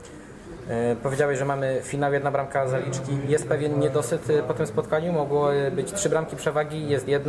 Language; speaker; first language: Polish; native; Polish